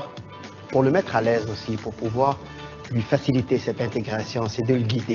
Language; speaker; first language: French; non-native, local second language; Arabic